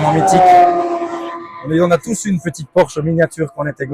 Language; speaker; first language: French; native; French